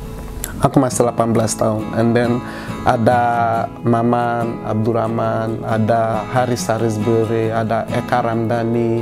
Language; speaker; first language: Indonesian; non-native, fluent; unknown